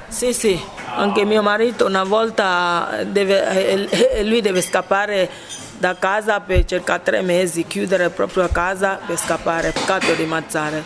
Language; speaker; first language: Italian; non-native, fluent; Ibibio